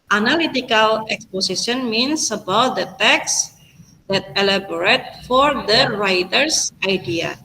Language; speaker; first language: English; non-native, fluent; Indonesian